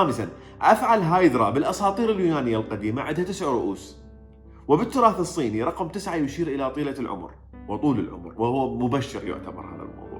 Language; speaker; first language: Arabic; native; Arabic